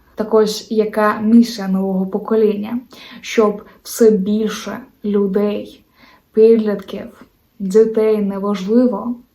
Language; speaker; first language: Ukrainian; non-native, local second language; Russian